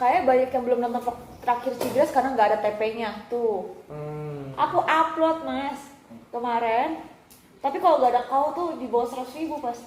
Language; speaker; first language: Indonesian; native; Indonesian